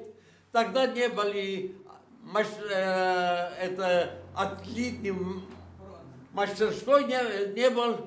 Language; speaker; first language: Russian; non-native, local second language; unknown